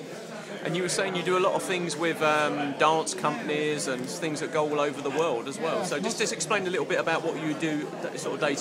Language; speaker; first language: English; native; English